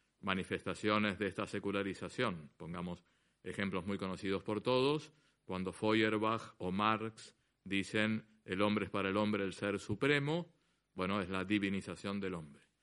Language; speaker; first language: Spanish; native; Spanish